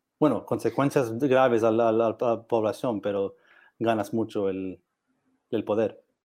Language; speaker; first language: Spanish; non-native, learner; English